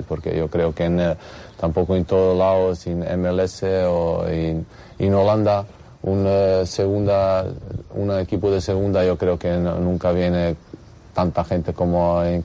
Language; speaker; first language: Spanish; non-native, fluent; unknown